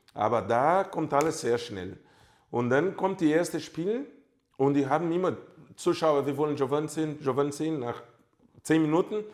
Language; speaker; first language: German; non-native, fluent; Portuguese